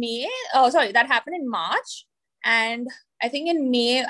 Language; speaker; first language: English; non-native, local second language; Marathi